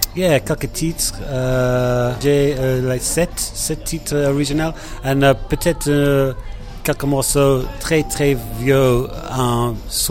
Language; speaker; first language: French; non-native, learner; English